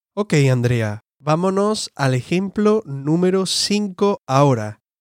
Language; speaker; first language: Spanish; non-native, fluent; English